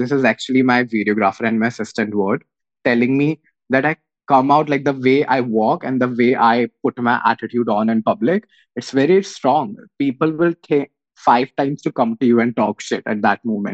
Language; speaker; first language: English; non-native, local second language; Hindi